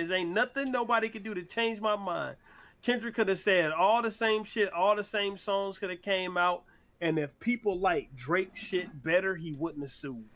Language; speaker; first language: English; native; English